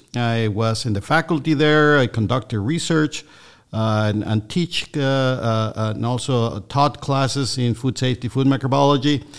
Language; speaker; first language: English; non-native, fluent; Spanish